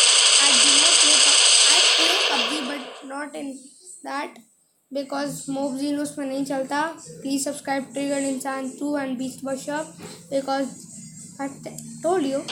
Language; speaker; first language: English; non-native, learner; Hindi